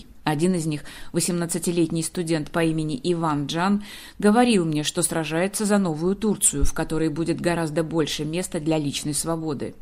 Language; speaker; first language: Russian; native; Russian